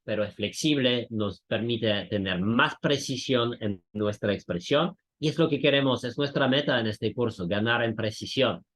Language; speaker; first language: Spanish; non-native, fluent; French